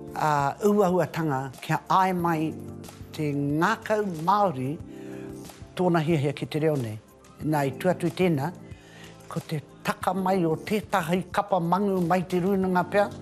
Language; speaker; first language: Māori; native; Māori